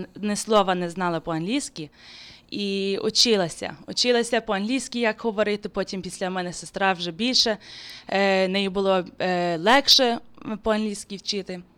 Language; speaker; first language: Ukrainian; early bilingual, heritage; Ukrainian